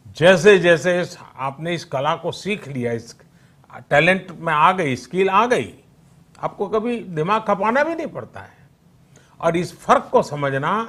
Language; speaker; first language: Hindi; native; Hindi